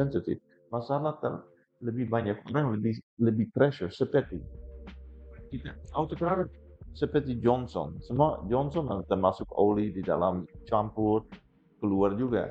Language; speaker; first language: Indonesian; non-native, fluent; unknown